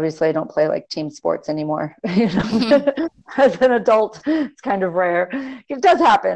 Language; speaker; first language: English; native; English